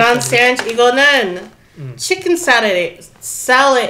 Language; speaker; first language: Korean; non-native, learner; English